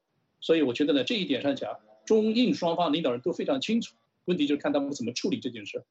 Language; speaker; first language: Chinese; native; Chinese